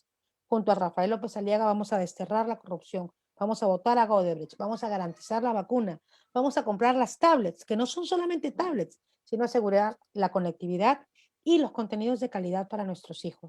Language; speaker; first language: Spanish; native; Spanish